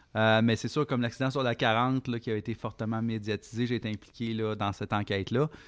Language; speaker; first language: French; native; French